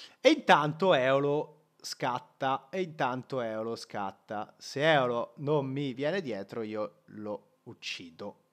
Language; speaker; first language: Italian; native; Italian